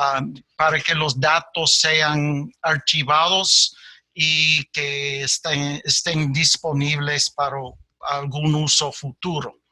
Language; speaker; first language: Spanish; non-native, fluent; English